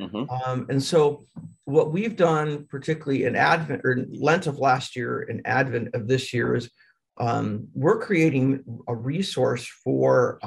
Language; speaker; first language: English; native; English